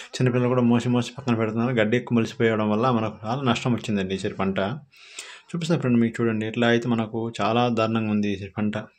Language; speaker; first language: Telugu; non-native, local second language; Odia